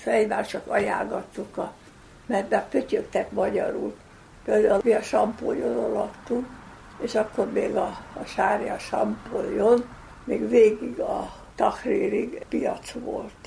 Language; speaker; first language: Hungarian; native; Hungarian